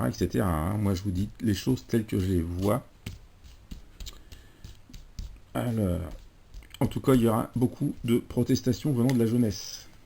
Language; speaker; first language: French; native; French